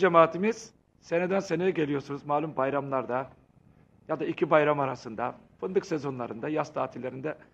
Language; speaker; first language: Turkish; native; Turkish